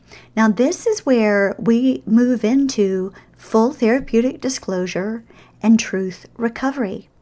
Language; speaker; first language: English; native; English